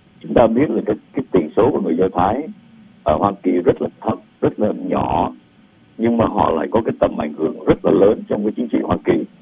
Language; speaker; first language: Vietnamese; native; Vietnamese